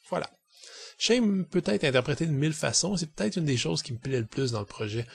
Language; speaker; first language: French; native; French